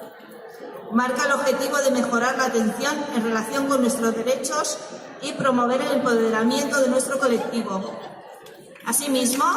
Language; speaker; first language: Spanish; native; Spanish